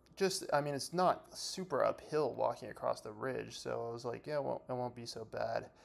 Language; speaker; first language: English; native; English